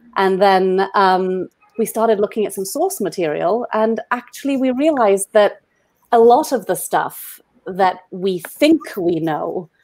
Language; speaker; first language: English; native; English